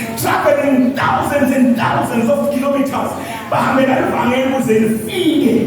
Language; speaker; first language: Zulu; non-native, local second language; Swati